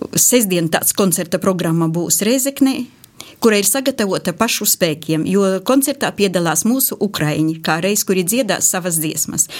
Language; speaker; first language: Latvian; non-native, fluent; Ukrainian